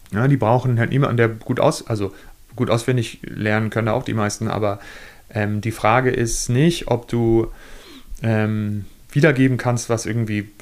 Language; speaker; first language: German; native; German